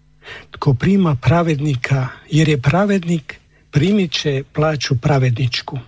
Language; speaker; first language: Croatian; native; Croatian